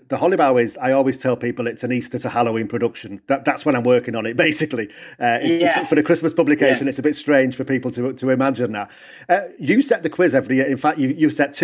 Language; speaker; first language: English; native; English